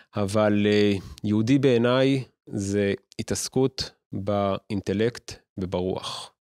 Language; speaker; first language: Hebrew; native; Hebrew